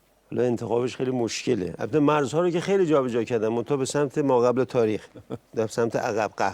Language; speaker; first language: Persian; native; Persian